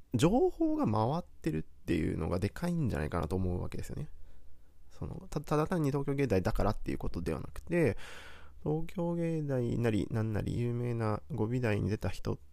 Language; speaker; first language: Japanese; native; Japanese